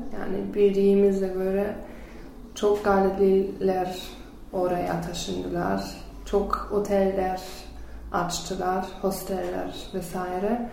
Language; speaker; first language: Turkish; non-native, learner; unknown